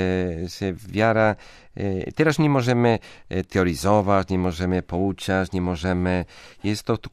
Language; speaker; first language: Polish; non-native, fluent; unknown